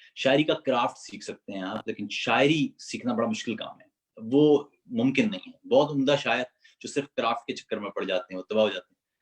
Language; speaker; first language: Urdu; non-native, local second language; Punjabi